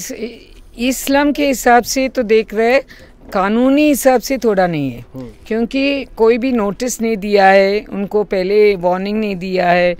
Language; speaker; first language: Hindi; non-native, local second language; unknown